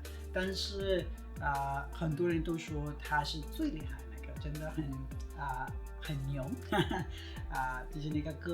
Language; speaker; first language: Chinese; non-native, fluent; Spanish